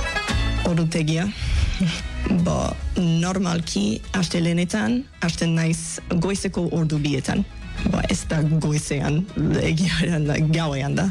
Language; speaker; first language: Basque; non-native, fluent; English